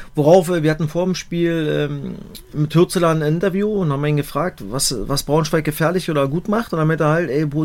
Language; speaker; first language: German; native; German